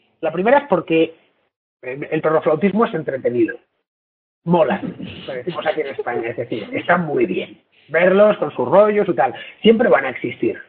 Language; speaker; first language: Spanish; native; Spanish